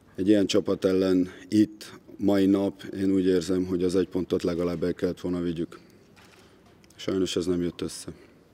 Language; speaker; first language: Hungarian; native; Hungarian